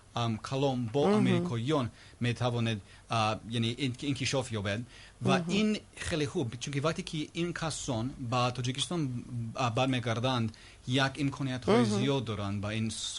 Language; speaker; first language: Persian; non-native, learner; English